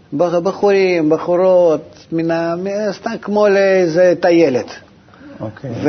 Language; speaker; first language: Hebrew; non-native, fluent; Russian